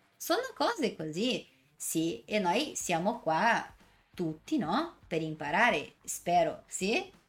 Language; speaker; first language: Italian; non-native, fluent; Portuguese